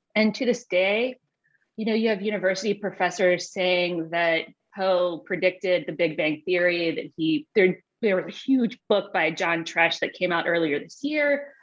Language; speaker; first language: English; native; English